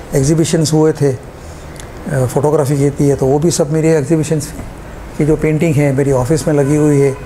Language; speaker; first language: Hindi; non-native, local second language; Gujarati